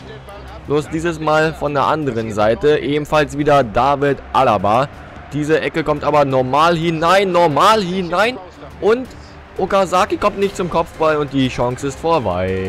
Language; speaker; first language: German; native; German